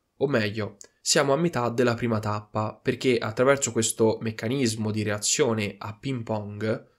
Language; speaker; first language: Italian; native; Italian